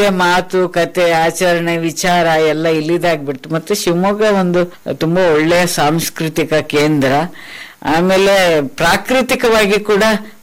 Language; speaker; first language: Kannada; non-native, local second language; Konkani